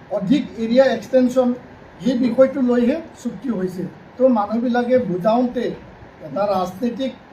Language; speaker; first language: Assamese; non-native, local second language; Bodo